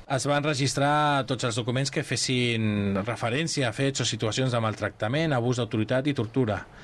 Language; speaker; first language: Catalan; native; Catalan